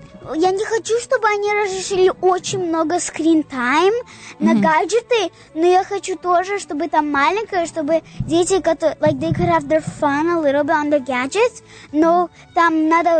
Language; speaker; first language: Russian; early bilingual, heritage; Russian